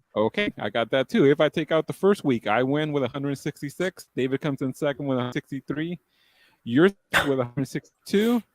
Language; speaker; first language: English; native; English